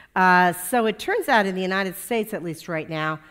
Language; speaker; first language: English; native; English